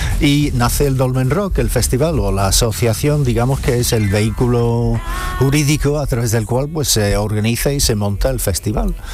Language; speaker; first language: Spanish; non-native, fluent; English